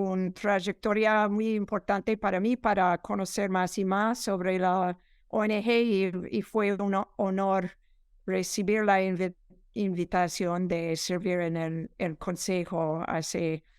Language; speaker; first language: Spanish; non-native, fluent; English